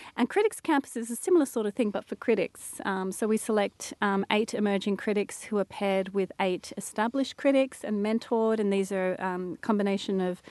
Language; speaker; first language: English; native; English